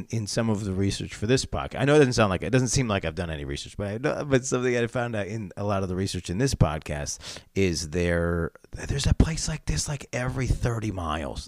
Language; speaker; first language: English; native; English